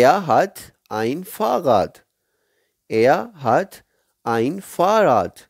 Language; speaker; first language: German; non-native, learner; Hindi